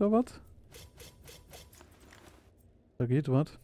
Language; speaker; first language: German; native; German